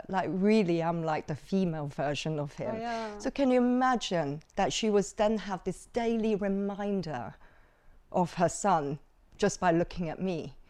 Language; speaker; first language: English; early bilingual, other home language; Cantonese